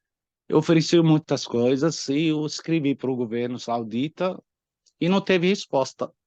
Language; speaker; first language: Portuguese; non-native, fluent; Arabic